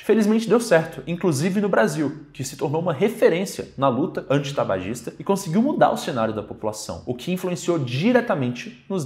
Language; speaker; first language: Portuguese; native; Portuguese